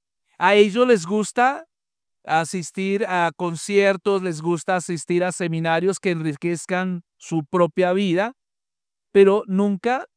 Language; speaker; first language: Spanish; native; Spanish